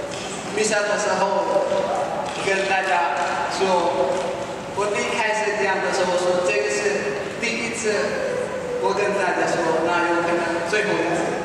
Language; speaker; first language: Chinese; non-native, fluent; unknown